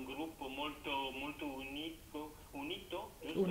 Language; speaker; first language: Italian; non-native, learner; French